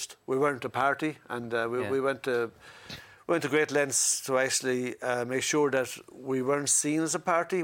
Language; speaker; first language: English; native; English